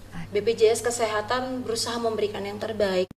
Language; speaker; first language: Indonesian; native; Indonesian